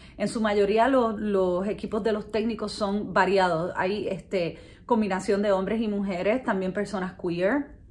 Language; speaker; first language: Spanish; native; Spanish